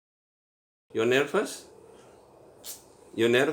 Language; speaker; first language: English; non-native, learner; Indonesian